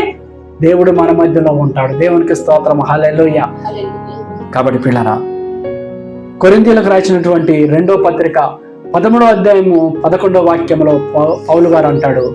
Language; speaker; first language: Telugu; native; Telugu